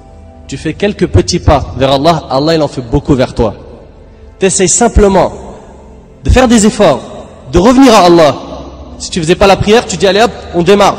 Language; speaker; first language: French; native; French